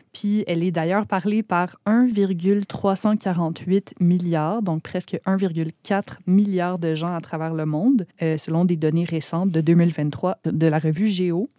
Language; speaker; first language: French; native; French